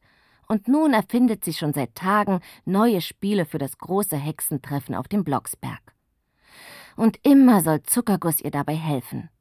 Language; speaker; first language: German; native; German